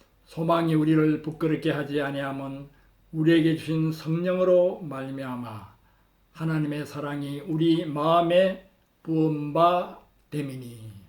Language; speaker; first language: Korean; native; Korean